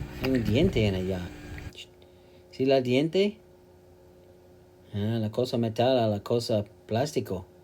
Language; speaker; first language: Spanish; non-native, learner; English